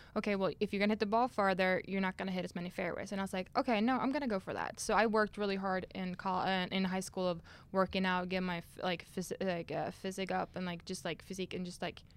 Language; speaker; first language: English; non-native, fluent; Swedish